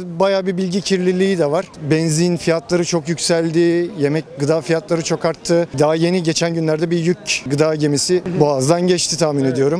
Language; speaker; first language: Turkish; native; Turkish